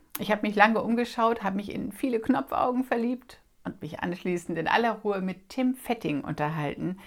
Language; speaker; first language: German; native; German